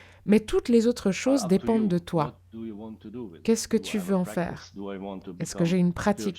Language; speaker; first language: French; non-native, fluent; German